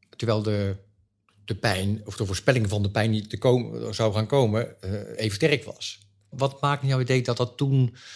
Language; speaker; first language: Dutch; native; Dutch